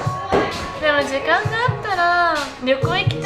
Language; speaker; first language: Japanese; native; Japanese